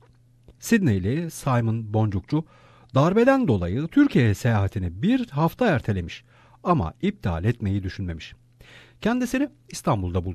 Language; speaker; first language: Turkish; native; Turkish